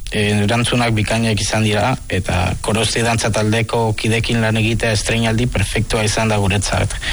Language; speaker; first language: Basque; non-native, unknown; Spanish